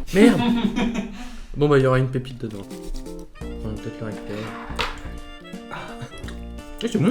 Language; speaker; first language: French; native; French